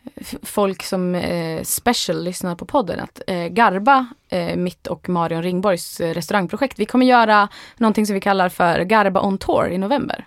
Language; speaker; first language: Swedish; native; Swedish